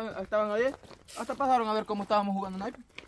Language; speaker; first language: Spanish; native; Spanish